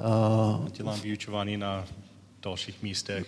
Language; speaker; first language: Czech; non-native, learner; English